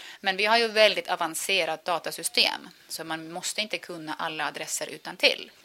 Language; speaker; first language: Swedish; non-native, fluent; Estonian